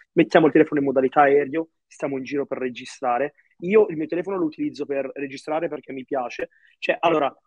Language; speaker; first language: Italian; early bilingual, other home language; Arabic